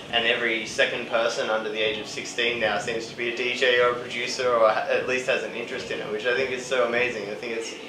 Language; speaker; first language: English; native; English